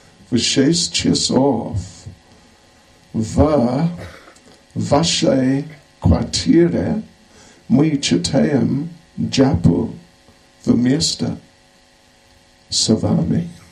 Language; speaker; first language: Russian; non-native, learner; English